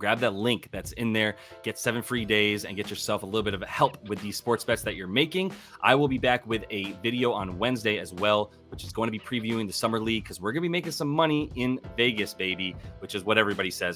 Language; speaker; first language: English; native; English